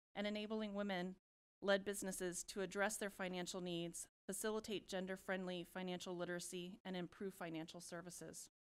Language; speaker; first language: English; native; English